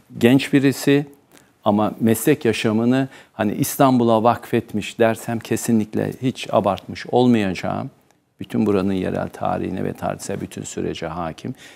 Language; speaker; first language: Turkish; native; Turkish